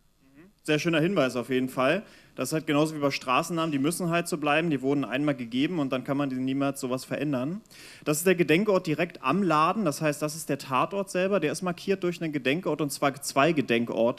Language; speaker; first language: German; native; German